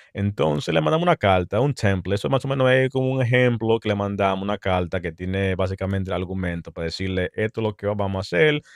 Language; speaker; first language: Spanish; early bilingual, heritage; Spanish